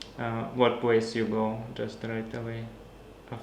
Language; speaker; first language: English; non-native, learner; Russian